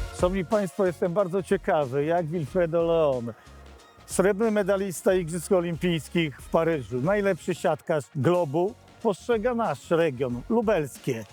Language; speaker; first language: Polish; native; Polish